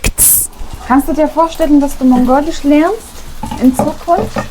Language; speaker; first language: German; non-native, fluent; Mongolian